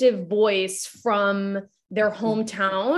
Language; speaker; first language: English; non-native, fluent; Japanese